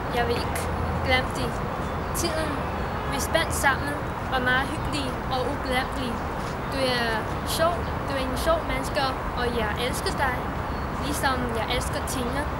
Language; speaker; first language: Danish; non-native, learner; Chinese